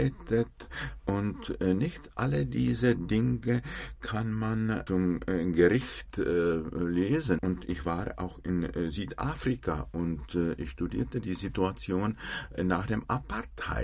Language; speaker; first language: German; non-native, fluent; Czech